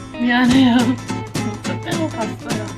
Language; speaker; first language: Korean; non-native, fluent; English